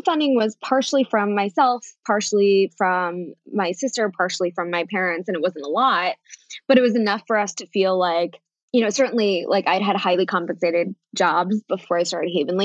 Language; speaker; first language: English; early bilingual, other home language; Bangla